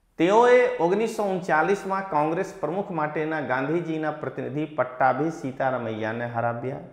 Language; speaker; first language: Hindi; non-native, local second language; Gujarati